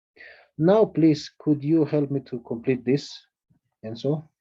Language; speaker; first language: English; non-native, fluent; Spanish